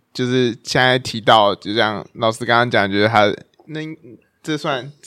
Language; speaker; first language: Chinese; native; Chinese